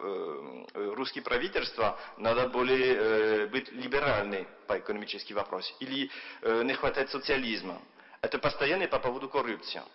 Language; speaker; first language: Russian; non-native, fluent; French